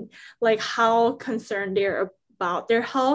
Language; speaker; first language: English; non-native, fluent; Korean